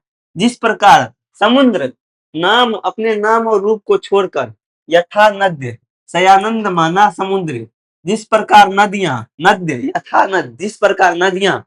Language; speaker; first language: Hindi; native; Hindi